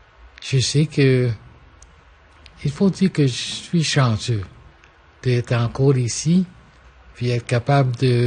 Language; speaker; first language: French; non-native, local second language; English